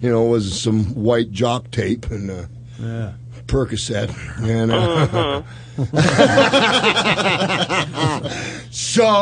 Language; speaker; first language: English; native; English